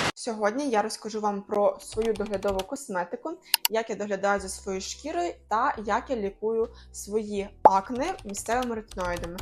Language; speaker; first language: Ukrainian; non-native, local second language; Russian